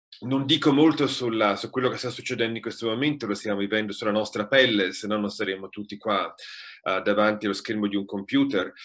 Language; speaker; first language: Italian; native; Italian